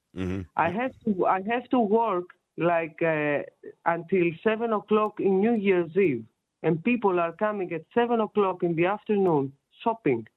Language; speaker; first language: English; non-native, fluent; Greek